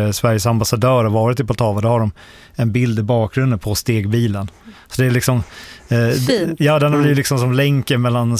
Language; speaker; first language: Swedish; native; Swedish